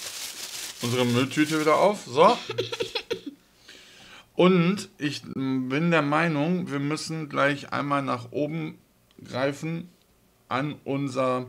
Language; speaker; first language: German; native; German